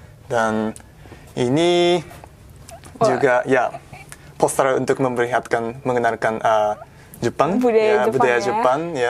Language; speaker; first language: Indonesian; non-native, fluent; Japanese